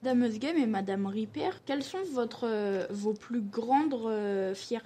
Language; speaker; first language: French; native; French